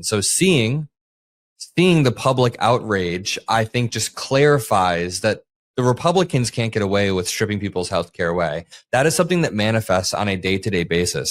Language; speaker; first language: English; native; English